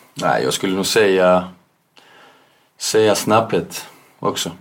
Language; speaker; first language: Swedish; non-native, fluent; Icelandic